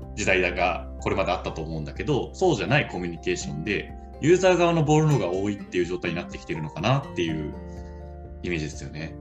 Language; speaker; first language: Japanese; early bilingual, other home language; Italian